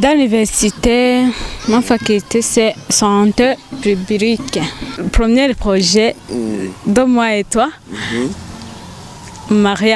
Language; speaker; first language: French; non-native, learner; Rundi